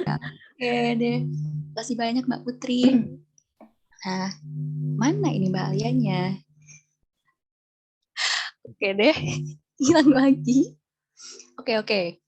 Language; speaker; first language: Indonesian; native; Indonesian